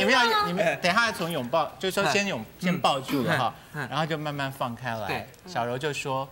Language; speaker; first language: Chinese; native; Chinese